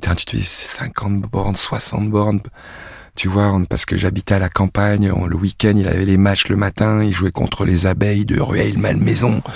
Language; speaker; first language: French; native; French